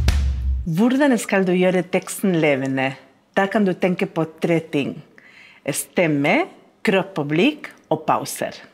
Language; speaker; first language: Norwegian; non-native, fluent; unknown